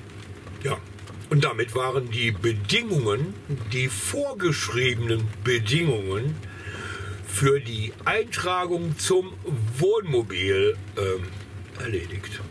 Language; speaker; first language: German; native; German